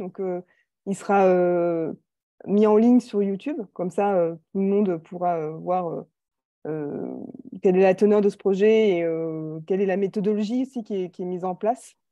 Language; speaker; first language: French; native; French